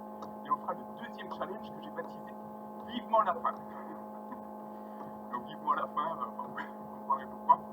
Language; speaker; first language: French; native; French